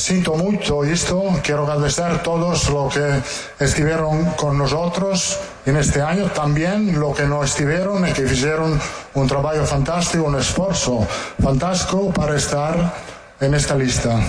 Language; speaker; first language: Portuguese; non-native, learner; Italian